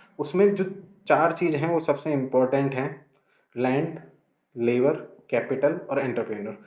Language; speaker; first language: Hindi; native; Hindi